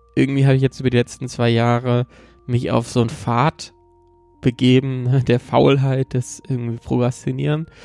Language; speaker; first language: German; native; German